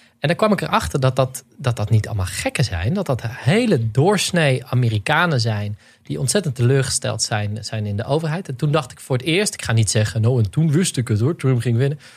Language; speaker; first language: Dutch; native; Dutch